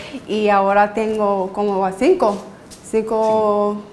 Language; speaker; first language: Spanish; early bilingual, heritage; Spanish